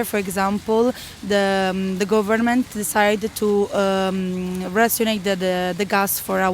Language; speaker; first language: English; non-native, learner; Italian